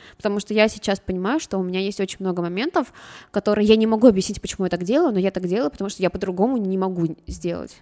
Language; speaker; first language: Russian; early bilingual, other home language; Armenian